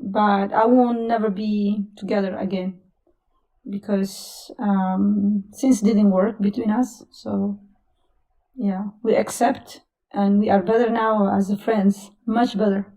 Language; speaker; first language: English; non-native, fluent; Italian